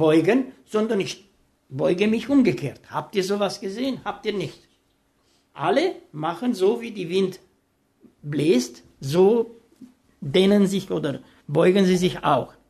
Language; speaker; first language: German; non-native, fluent; Romanian